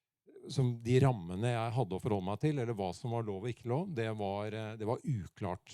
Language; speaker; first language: Norwegian; native; Norwegian